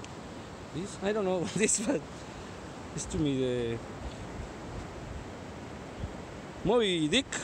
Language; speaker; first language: English; non-native, learner; Spanish